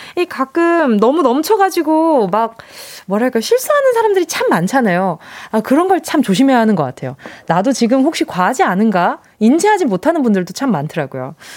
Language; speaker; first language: Korean; native; Korean